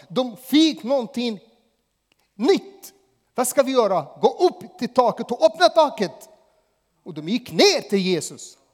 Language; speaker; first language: Swedish; non-native, fluent; Arabic